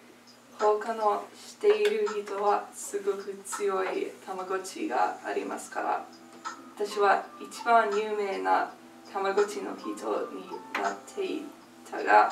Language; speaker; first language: Japanese; non-native, learner; English